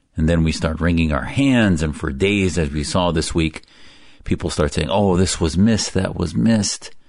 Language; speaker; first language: English; early bilingual, other home language; Arabic